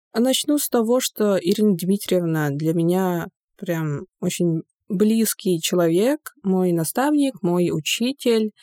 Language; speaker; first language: Russian; non-native, local second language; Yakut